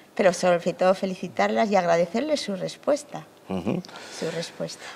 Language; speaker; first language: Spanish; native; Spanish